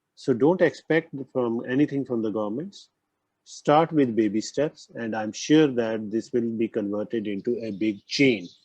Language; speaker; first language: English; non-native, local second language; Punjabi